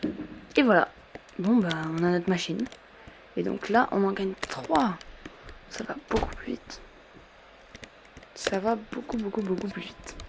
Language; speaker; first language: French; native; French